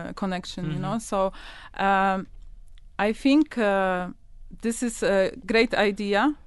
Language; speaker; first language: English; non-native, learner; Polish